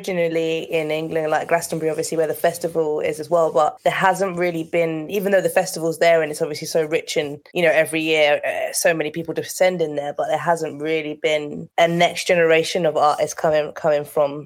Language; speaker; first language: English; native; English